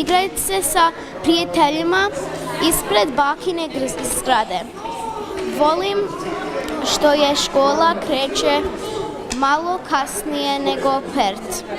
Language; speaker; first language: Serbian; early bilingual, heritage; Serbian